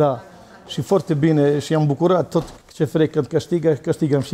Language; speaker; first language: Romanian; non-native, learner; Serbian